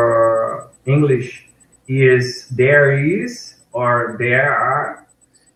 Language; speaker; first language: English; non-native, learner; Portuguese